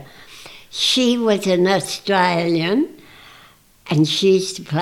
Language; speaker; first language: English; native; English